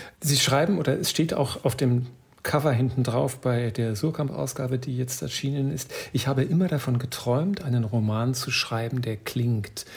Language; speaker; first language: German; native; German